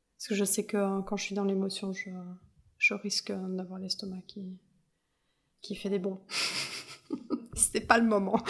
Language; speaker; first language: French; native; French